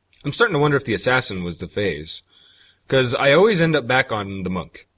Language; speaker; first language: English; native; English